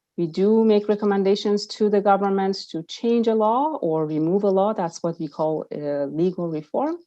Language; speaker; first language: English; non-native, fluent; Persian